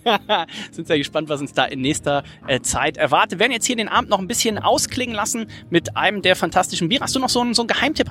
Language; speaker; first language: German; native; German